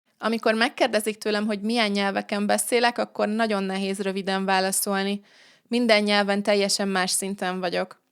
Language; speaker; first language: Hungarian; native; Hungarian